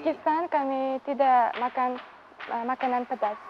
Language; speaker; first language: Indonesian; non-native, learner; Uzbek